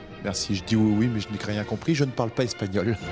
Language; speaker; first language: French; native; French